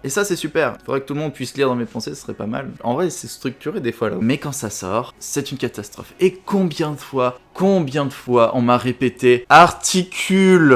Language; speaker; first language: French; native; French